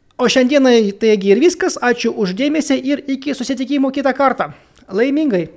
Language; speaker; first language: Lithuanian; non-native, local second language; Russian